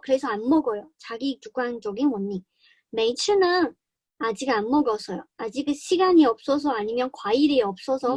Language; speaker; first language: Korean; non-native, learner; Chinese